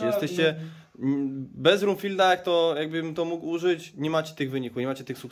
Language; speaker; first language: Polish; native; Polish